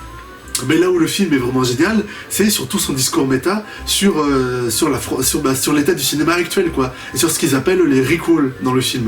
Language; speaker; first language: French; native; French